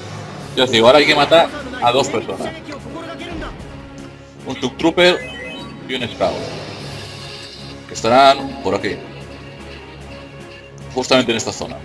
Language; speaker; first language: Spanish; native; Spanish